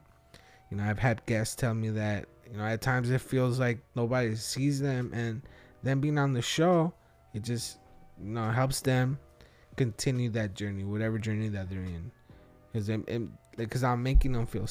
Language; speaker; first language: English; early bilingual, other home language; Spanish